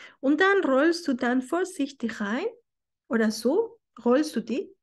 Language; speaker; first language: German; non-native, fluent; Spanish